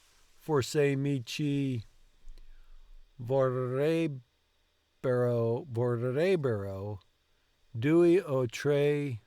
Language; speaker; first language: Italian; non-native, learner; English